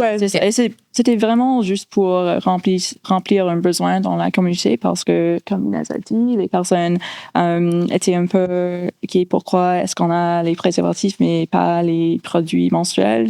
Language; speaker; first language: French; non-native, local second language; English